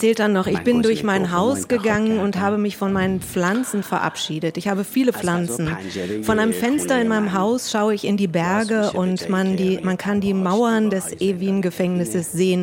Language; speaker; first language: German; native; German